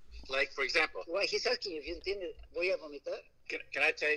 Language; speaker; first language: English; non-native, fluent; Spanish